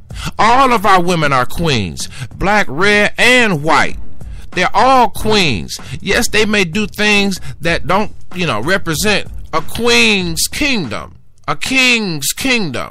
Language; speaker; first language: English; native; English